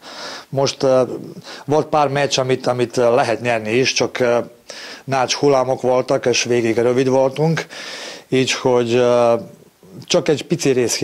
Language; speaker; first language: Hungarian; non-native, learner; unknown